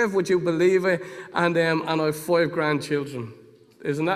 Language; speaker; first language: English; native; English